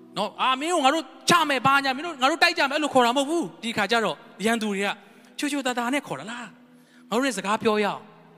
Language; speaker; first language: Burmese; non-native, local second language; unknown